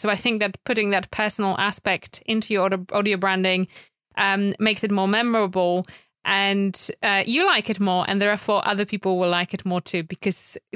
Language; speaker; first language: English; non-native, fluent; Polish